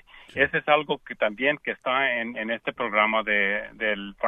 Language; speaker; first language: Spanish; early bilingual, heritage; Spanish